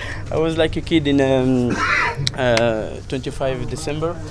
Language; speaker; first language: English; non-native, learner; French